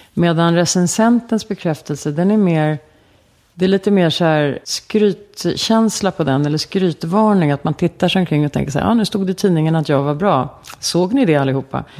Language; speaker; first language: Swedish; native; Swedish